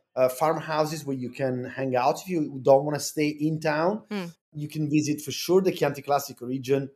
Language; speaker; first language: English; non-native, fluent; Italian